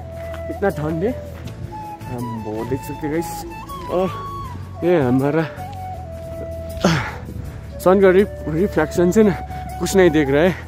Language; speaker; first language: Hindi; non-native, local second language; Nepali